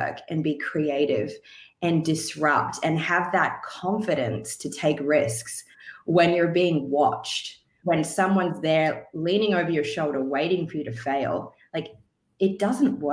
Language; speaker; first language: English; native; English